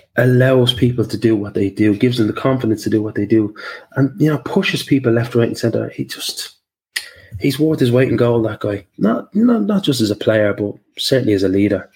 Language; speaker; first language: English; native; English